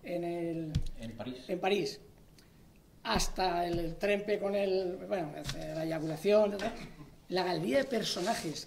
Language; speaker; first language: Spanish; native; Spanish